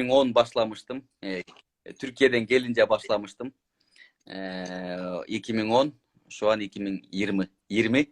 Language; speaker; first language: Turkish; non-native, learner; Kyrgyz